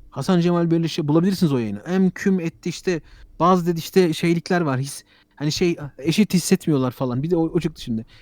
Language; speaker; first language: Turkish; early bilingual, heritage; Turkish